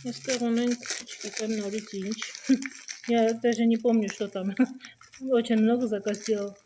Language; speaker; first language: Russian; non-native, local second language; Armenian